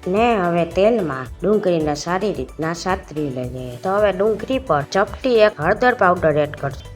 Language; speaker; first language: Gujarati; native; Gujarati